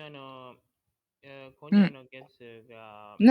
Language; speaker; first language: Japanese; non-native, learner; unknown